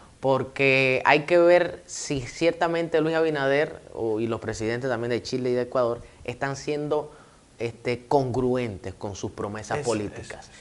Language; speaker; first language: Spanish; native; Spanish